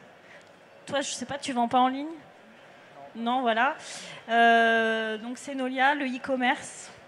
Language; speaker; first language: French; native; French